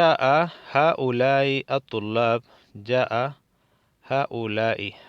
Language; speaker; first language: Arabic; non-native, fluent; Spanish